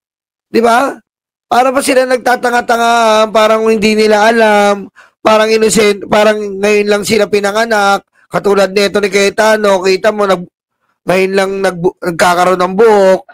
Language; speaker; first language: Filipino; native; Filipino